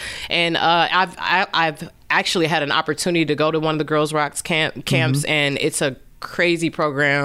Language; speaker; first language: English; native; English